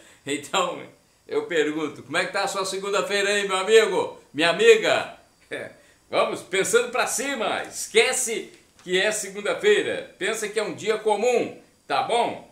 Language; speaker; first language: Portuguese; native; Portuguese